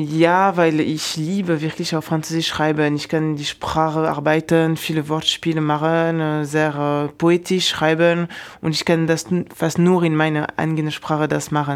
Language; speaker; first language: German; non-native, fluent; French